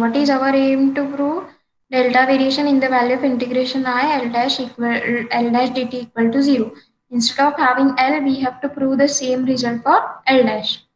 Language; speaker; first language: English; non-native, local second language; Marathi